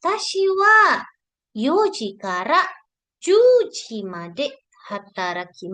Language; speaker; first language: Japanese; non-native, fluent; Indonesian